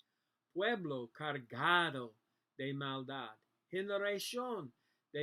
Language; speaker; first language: Spanish; non-native, learner; English